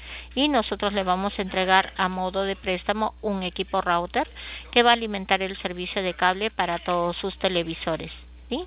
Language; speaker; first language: Spanish; native; Spanish